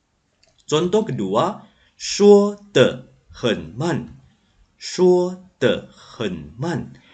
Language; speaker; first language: Chinese; non-native, fluent; Indonesian